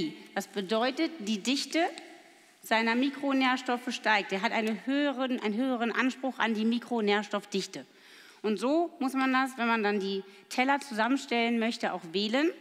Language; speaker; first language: German; native; German